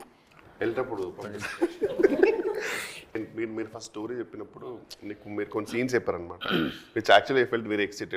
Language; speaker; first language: Telugu; native; Telugu